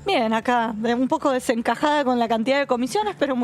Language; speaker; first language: Spanish; native; Spanish